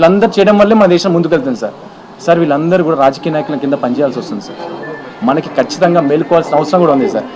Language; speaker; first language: Telugu; native; Telugu